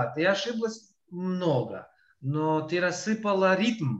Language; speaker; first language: Russian; native; Russian